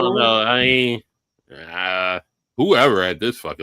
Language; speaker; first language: English; native; English